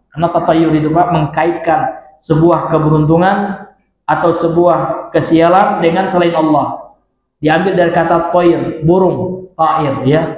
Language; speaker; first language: Indonesian; non-native, local second language; Minangkabau